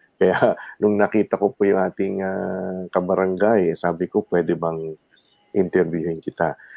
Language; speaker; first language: Filipino; non-native, local second language; Chavacano